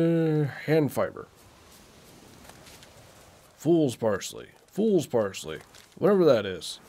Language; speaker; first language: English; native; English